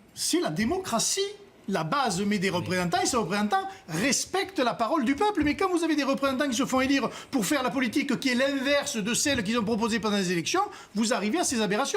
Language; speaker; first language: French; native; French